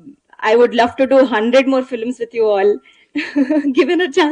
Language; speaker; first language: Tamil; non-native, learner; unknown